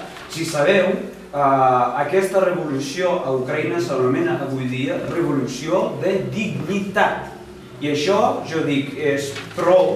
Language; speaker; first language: Catalan; non-native, fluent; Ukrainian